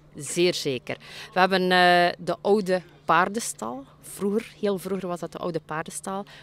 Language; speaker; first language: Dutch; native; Dutch